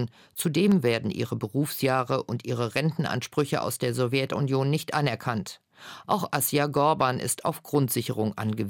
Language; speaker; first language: German; native; German